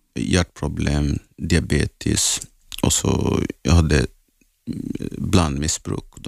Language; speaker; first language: Swedish; non-native, learner; Arabic